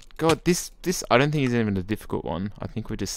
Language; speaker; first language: English; native; English